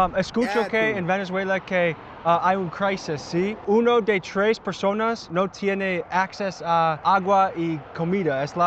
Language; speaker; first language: Spanish; non-native, learner; English